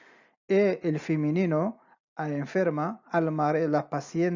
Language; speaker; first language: Spanish; non-native, fluent; Arabic